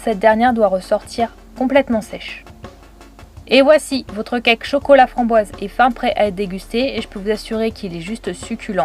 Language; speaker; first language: French; native; French